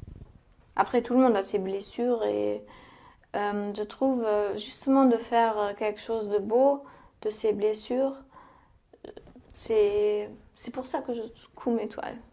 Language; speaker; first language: French; non-native, fluent; German